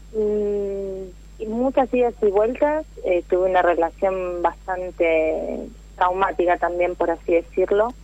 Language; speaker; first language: Spanish; native; Spanish